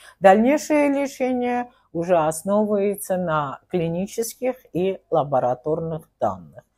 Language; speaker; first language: Russian; non-native, local second language; Armenian